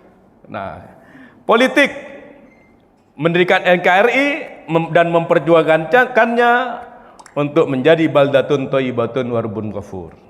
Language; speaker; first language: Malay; non-native, local second language; Javanese